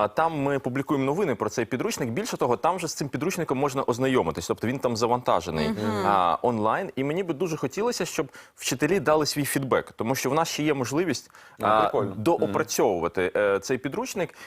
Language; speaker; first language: Ukrainian; non-native, local second language; Russian